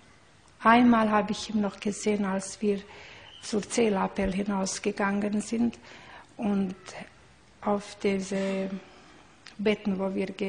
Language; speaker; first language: German; non-native, learner; Hungarian